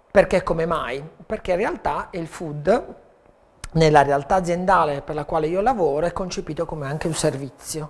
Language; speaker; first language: Italian; native; Italian